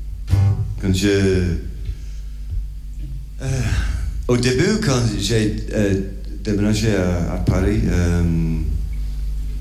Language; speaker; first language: French; non-native, learner; English